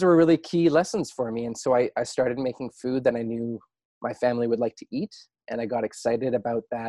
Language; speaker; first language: English; native; English